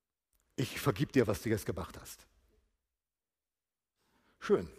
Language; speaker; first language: German; native; German